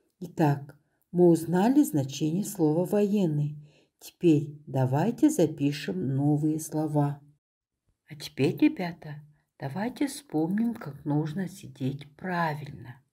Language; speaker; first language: Russian; non-native, local second language; Kazakh